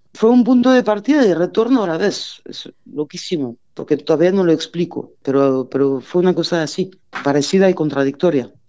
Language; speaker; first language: Spanish; non-native, fluent; French